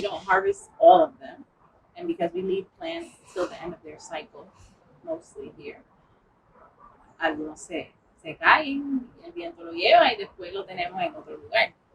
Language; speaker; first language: Spanish; early bilingual, heritage; English